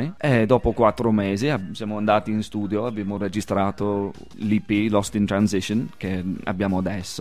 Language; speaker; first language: Italian; non-native, fluent; English